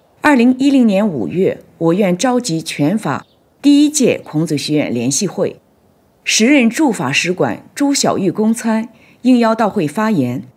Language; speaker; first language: Chinese; native; Chinese